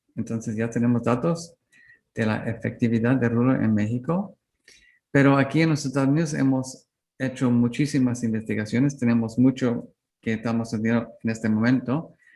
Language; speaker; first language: Spanish; non-native, learner; English